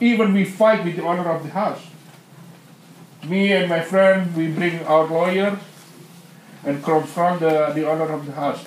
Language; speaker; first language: English; non-native, learner; Indonesian